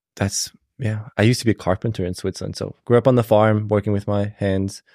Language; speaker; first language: English; non-native, fluent; German